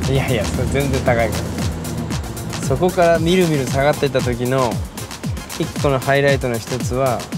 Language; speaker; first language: Japanese; native; Japanese